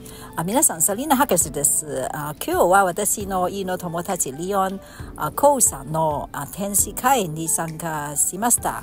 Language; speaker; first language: Japanese; non-native, learner; Cantonese